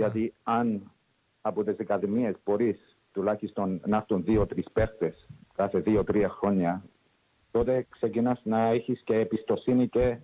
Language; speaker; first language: Greek; early bilingual, heritage; English